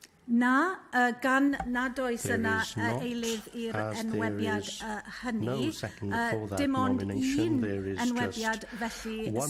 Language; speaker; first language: Welsh; native; Welsh